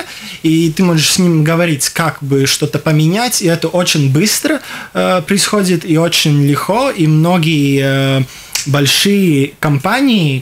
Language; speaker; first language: Russian; non-native, local second language; Latvian